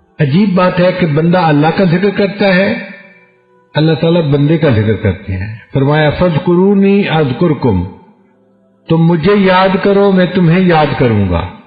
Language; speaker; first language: Urdu; non-native, local second language; Punjabi